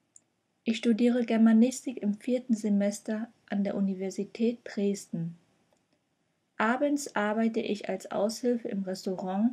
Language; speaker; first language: German; non-native, fluent; Vietnamese